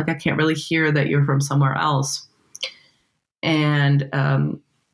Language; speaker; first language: English; non-native, fluent; Portuguese